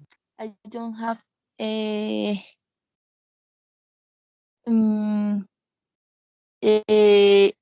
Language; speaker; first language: English; non-native, learner; Spanish